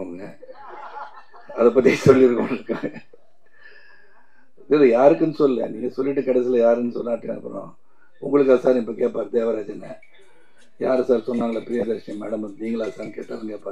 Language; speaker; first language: Tamil; native; Tamil